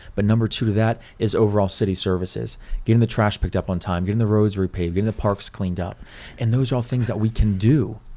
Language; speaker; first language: English; native; English